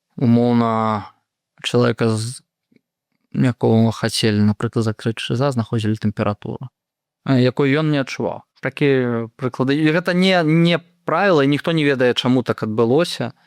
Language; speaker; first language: Belarusian; non-native, local second language; Russian